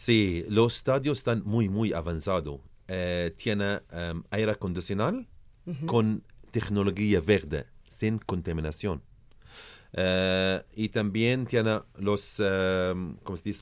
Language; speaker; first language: Spanish; non-native, learner; Arabic